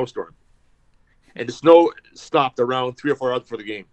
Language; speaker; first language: English; native; English